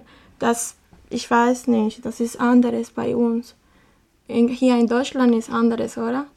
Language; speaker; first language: German; non-native, learner; Spanish